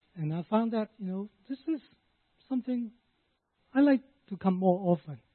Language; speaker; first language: English; non-native, local second language; Cantonese